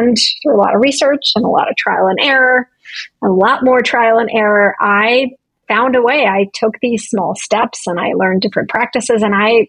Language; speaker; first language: English; non-native, fluent; Russian